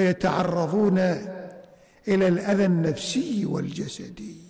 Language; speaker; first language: Arabic; native; Arabic